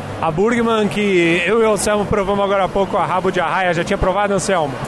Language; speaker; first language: Portuguese; native; Portuguese